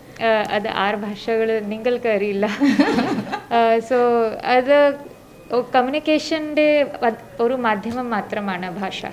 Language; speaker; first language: Malayalam; non-native, local second language; Marathi